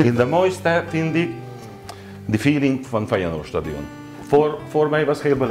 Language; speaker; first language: Dutch; non-native, learner; Hungarian